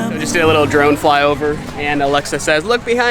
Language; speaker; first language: English; native; English